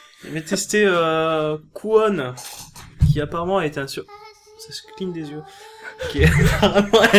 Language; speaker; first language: French; native; French